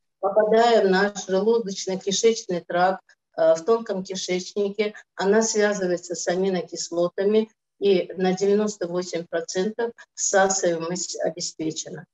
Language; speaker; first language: Russian; non-native, local second language; Azerbaijani